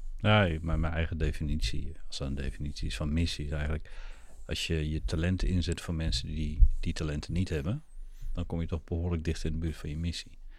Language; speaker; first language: Dutch; native; Dutch